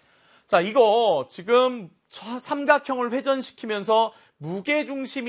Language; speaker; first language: Korean; native; Korean